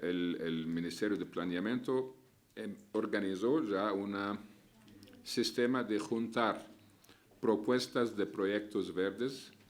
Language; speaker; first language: Spanish; non-native, fluent; Arabic